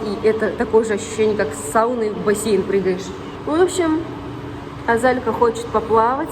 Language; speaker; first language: Russian; native; Russian